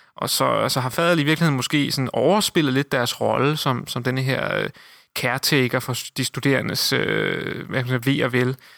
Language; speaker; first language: Danish; native; Danish